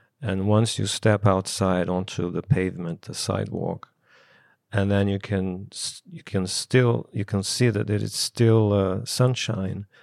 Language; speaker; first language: English; non-native, fluent; Portuguese